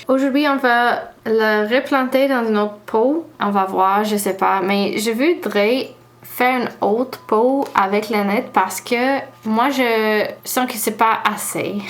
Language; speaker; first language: French; non-native, learner; English